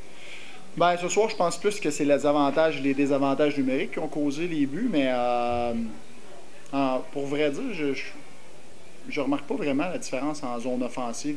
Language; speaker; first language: French; native; French